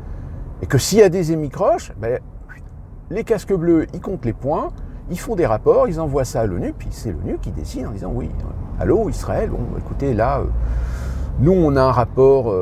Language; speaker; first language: French; native; French